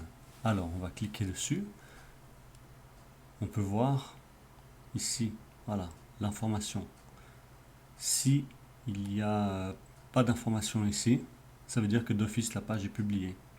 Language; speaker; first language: French; native; French